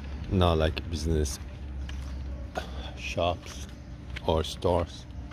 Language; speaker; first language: English; non-native, fluent; Portuguese